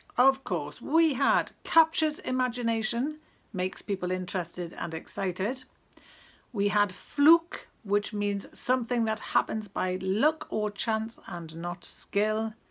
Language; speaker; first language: English; native; English